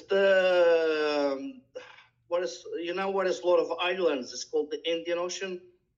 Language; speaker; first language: English; non-native, learner; Portuguese